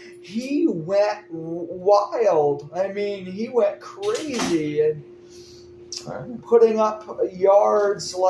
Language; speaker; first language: English; native; English